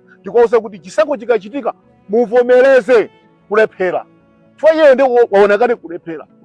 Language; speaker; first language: Nyanja; native; Nyanja